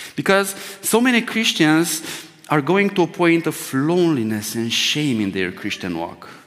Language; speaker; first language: English; non-native, fluent; Romanian